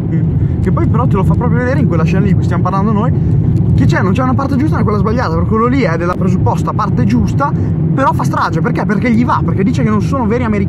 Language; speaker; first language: Italian; native; Italian